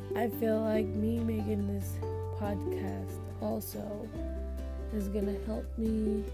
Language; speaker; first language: English; non-native, local second language; Filipino